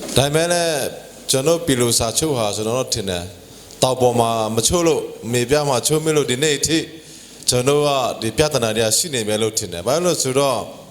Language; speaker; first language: Burmese; non-native, local second language; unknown